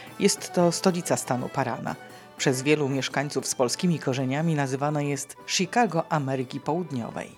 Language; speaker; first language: Polish; native; Polish